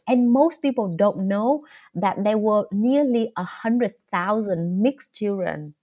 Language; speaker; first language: English; non-native, fluent; Vietnamese